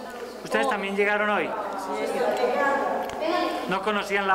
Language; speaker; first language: Spanish; native; Spanish